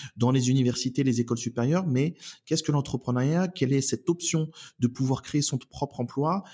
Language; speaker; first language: French; native; French